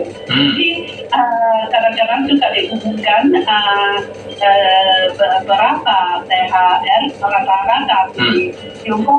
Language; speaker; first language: Indonesian; non-native, fluent; Chinese